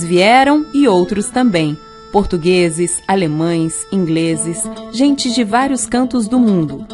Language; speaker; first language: Portuguese; native; Portuguese